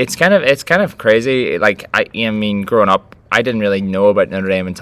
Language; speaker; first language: English; native; English